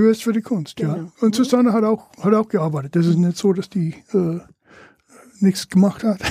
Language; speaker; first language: German; non-native, fluent; English